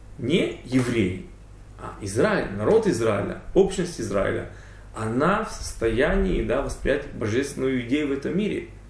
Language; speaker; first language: Russian; early bilingual, heritage; Russian